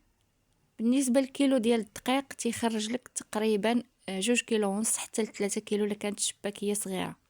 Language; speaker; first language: Arabic; native; Arabic